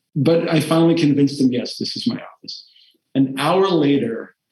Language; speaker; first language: English; early bilingual, other home language; Portuguese